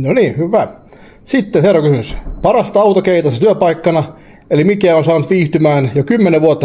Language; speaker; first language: Finnish; native; Finnish